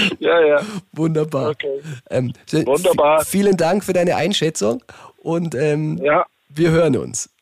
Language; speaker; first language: German; native; German